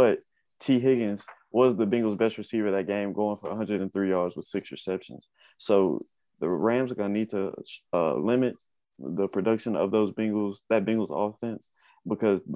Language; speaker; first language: English; native; English